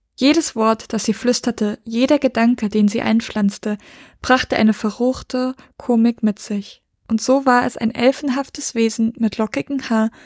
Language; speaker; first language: German; native; German